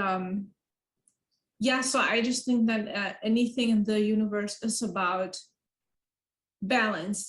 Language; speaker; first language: English; non-native, fluent; German